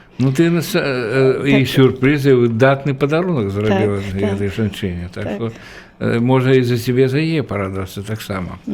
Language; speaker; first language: Belarusian; native; Belarusian